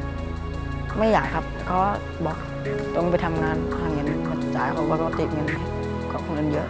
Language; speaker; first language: Thai; non-native, fluent; Khmer